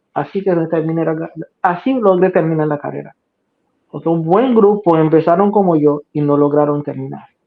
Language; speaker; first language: Spanish; non-native, fluent; Haitian Creole